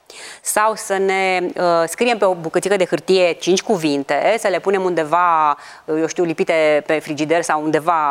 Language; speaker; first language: Romanian; native; Romanian